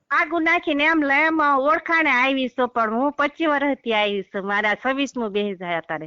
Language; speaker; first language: Gujarati; non-native, local second language; Vasavi